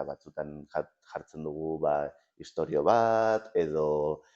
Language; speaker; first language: Basque; non-native, local second language; Spanish